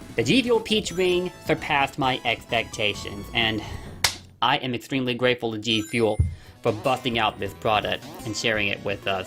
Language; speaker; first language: English; native; English